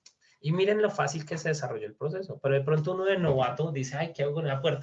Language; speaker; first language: Spanish; native; Spanish